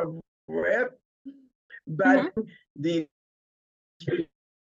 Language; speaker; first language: English; non-native, fluent; Haitian Creole